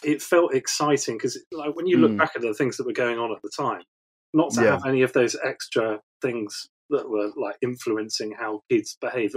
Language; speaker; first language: English; native; English